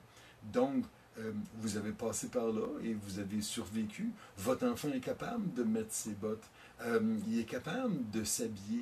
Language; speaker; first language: French; native; French